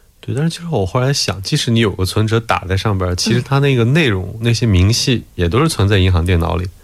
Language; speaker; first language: Chinese; native; Chinese